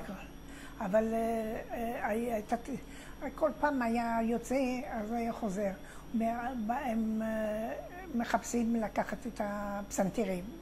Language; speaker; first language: Hebrew; non-native, fluent; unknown